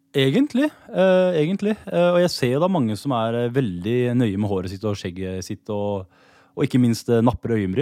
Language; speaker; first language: Norwegian; native; Norwegian